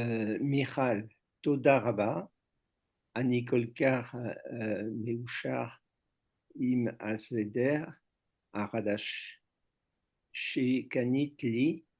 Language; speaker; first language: Hebrew; non-native, learner; French